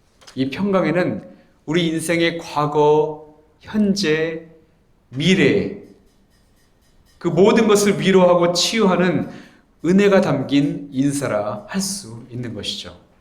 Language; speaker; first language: Korean; native; Korean